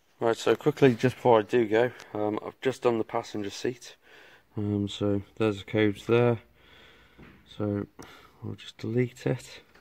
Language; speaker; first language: English; native; English